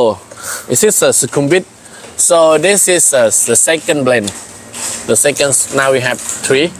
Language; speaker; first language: English; non-native, learner; Thai